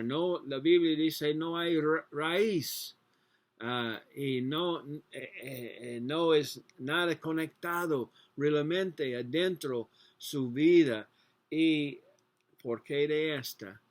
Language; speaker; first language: Spanish; non-native, learner; English